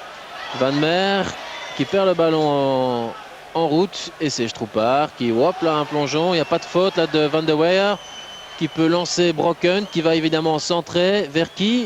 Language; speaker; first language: French; native; French